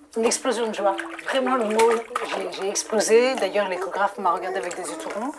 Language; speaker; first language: French; native; French